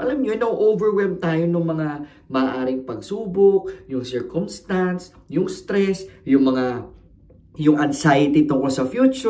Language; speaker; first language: Filipino; native; Filipino